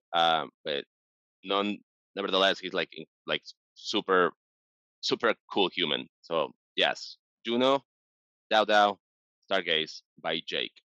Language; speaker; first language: English; non-native, fluent; Spanish